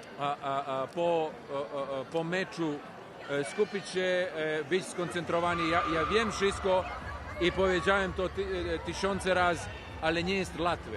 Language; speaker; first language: Polish; non-native, learner; Serbian